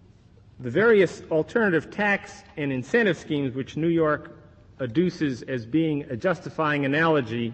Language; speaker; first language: English; native; English